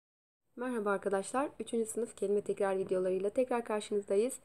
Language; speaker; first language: Turkish; native; Turkish